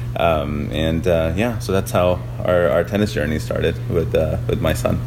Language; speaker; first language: English; early bilingual, other home language; Urdu